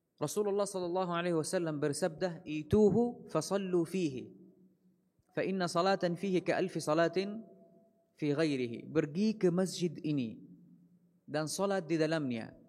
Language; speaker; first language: Malay; non-native, fluent; Arabic